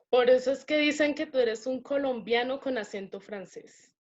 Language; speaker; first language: Spanish; native; Spanish